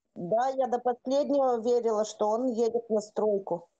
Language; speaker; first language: Russian; native; Russian